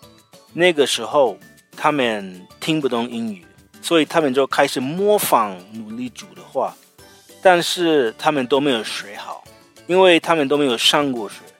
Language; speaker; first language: Chinese; non-native, fluent; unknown